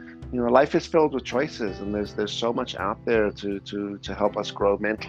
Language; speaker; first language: English; native; English